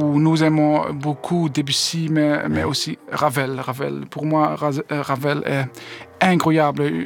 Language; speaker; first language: French; non-native, learner; Dutch